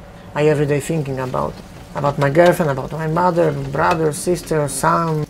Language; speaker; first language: English; non-native, learner; Polish